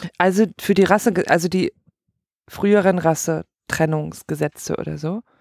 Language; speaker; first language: German; native; German